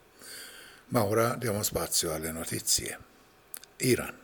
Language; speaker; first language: Italian; non-native, fluent; Persian